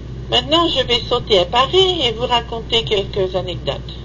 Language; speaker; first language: French; native; French